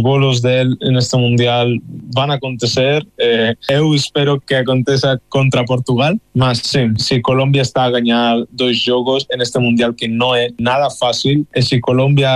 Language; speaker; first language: Portuguese; non-native, fluent; Spanish